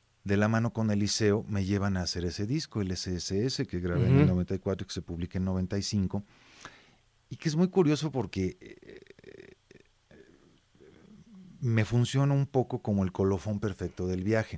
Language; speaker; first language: Spanish; native; Spanish